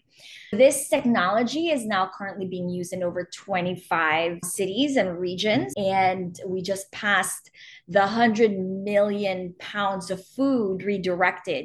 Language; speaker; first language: English; non-native, local second language; Filipino